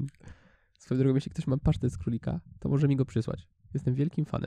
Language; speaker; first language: Polish; native; Polish